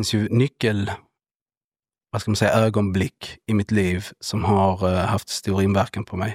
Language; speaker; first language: Swedish; native; Swedish